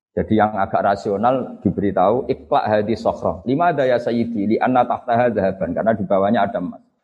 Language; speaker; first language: Indonesian; non-native, local second language; Javanese